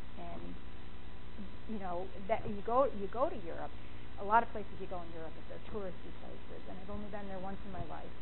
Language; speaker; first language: English; native; English